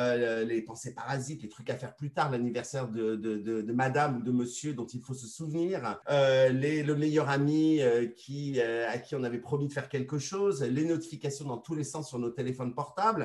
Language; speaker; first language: French; native; French